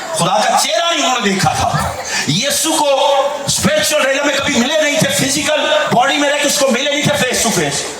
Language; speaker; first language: Urdu; non-native, local second language; Punjabi